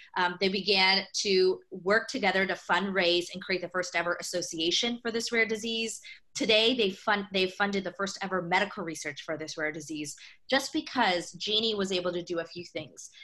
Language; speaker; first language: English; native; English